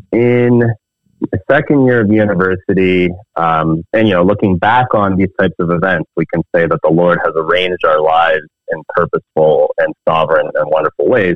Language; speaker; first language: English; native; English